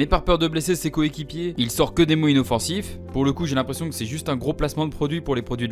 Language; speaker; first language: French; native; French